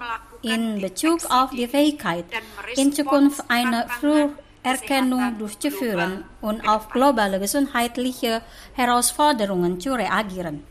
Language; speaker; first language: German; non-native, fluent; Indonesian